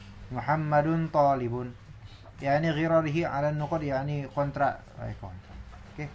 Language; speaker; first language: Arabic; non-native, fluent; Indonesian